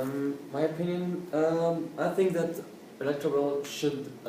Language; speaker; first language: English; non-native, learner; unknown